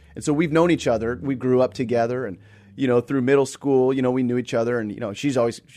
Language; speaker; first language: English; native; English